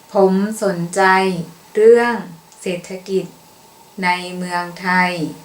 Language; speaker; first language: Thai; native; Thai